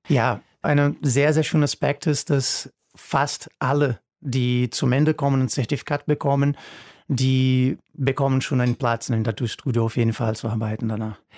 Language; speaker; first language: German; non-native, fluent; Portuguese